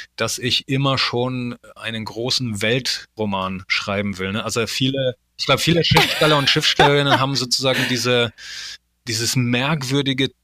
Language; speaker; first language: German; early bilingual, other home language; Polish